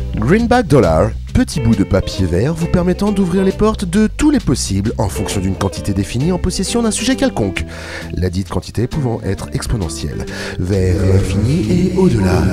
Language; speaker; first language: French; native; French